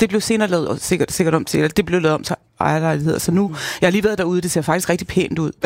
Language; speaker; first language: Danish; native; Danish